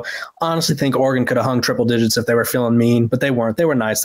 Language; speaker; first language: English; native; English